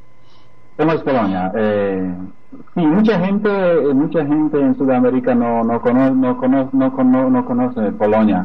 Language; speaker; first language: Spanish; non-native, fluent; Polish